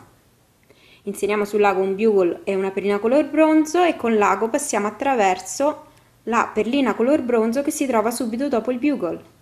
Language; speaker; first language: Italian; native; Italian